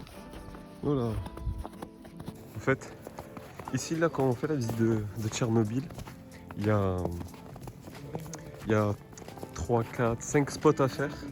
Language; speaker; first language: French; native; French